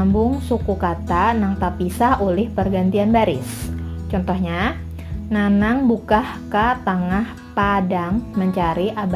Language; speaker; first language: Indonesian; non-native, local second language; Banjar